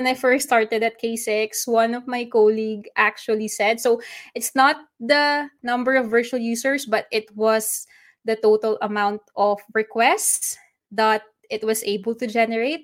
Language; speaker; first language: English; non-native, local second language; Filipino